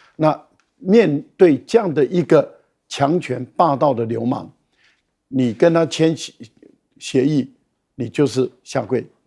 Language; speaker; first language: Chinese; native; Chinese